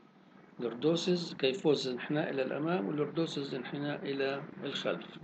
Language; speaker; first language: Arabic; native; Arabic